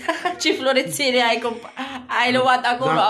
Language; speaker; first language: Romanian; non-native, learner; Filipino